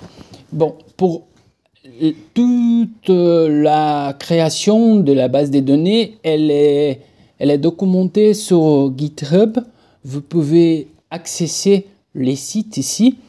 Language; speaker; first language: French; non-native, fluent; Portuguese